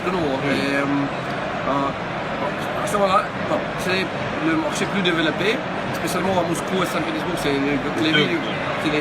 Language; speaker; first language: French; non-native, learner; Russian